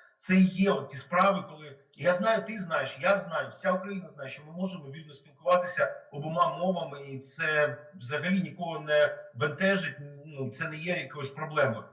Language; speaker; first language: Ukrainian; non-native, local second language; Russian